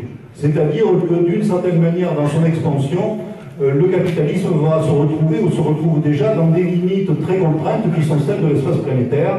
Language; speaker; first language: French; native; French